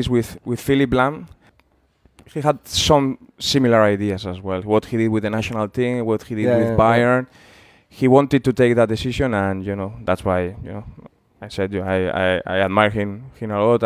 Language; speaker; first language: English; non-native, fluent; Spanish